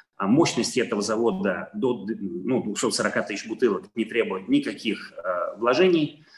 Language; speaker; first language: Russian; non-native, fluent; Italian